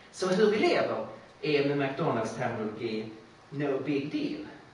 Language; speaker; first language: Swedish; native; Swedish